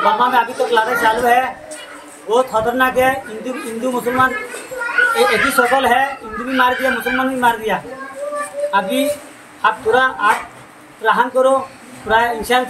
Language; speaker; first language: Hindi; non-native, learner; Rohingya